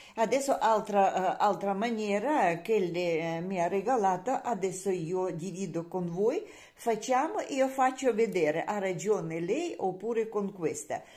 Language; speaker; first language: Italian; non-native, learner; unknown